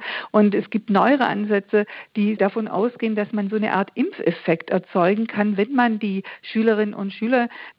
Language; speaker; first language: German; native; German